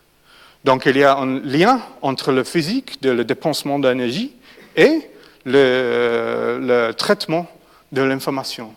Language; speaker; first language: French; non-native, fluent; English